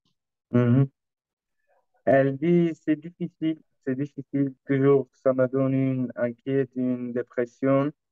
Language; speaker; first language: French; non-native, learner; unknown